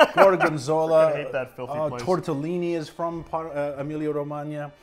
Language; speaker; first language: English; native; English